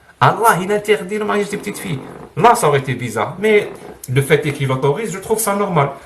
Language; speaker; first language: French; non-native, local second language; Arabic